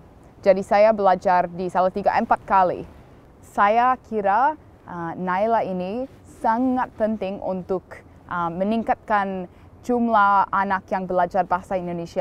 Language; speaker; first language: Indonesian; non-native, fluent; English